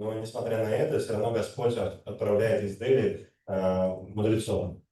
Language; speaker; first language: Russian; native; Russian